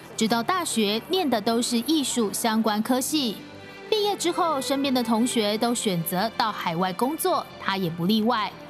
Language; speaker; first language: Chinese; native; Chinese